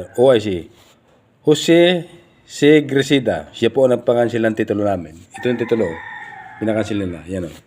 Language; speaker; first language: Filipino; non-native, local second language; Bikol